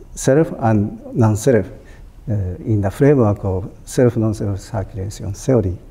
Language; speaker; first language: English; non-native, fluent; Japanese